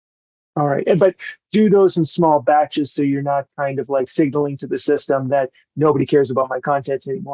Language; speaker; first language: English; native; English